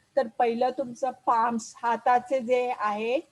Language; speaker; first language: Marathi; non-native, local second language; Hindi